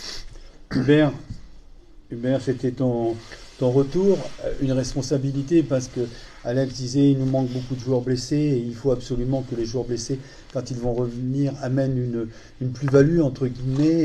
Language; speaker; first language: French; native; French